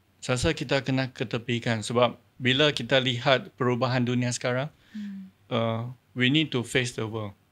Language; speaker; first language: Malay; non-native, local second language; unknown